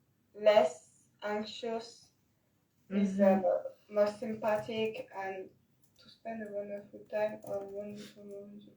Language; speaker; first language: English; non-native, learner; French